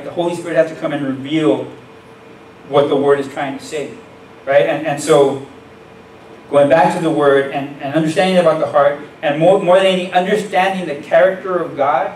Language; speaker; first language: English; native; English